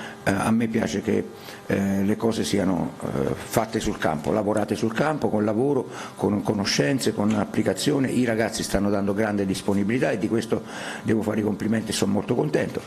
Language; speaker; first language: Italian; native; Italian